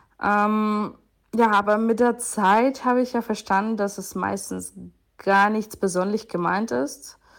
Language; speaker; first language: German; non-native, fluent; Ukrainian